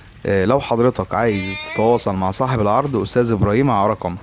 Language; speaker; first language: Arabic; native; Arabic